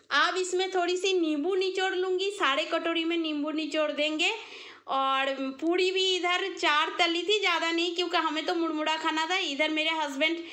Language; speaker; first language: Hindi; non-native, local second language; Bangla